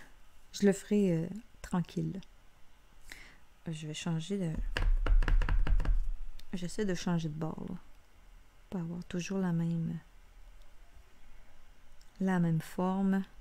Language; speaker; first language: French; native; French